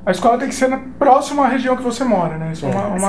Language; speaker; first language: Portuguese; native; Portuguese